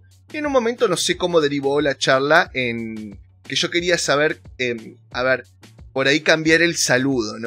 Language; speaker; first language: Spanish; native; Spanish